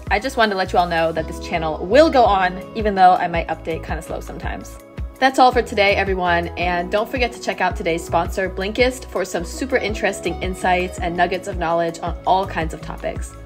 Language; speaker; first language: English; native; English